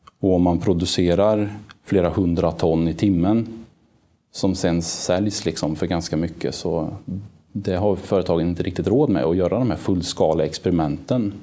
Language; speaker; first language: Swedish; native; Swedish